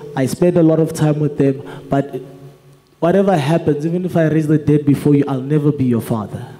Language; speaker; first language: English; non-native, local second language; Zulu